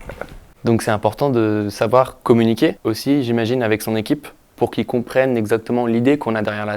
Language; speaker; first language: French; native; French